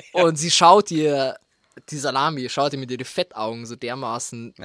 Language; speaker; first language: German; non-native, local second language; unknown